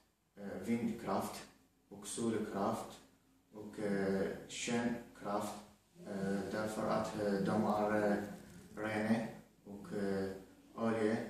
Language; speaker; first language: Swedish; non-native, learner; Arabic